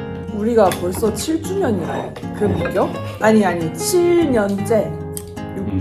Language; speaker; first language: Korean; early bilingual, heritage; Korean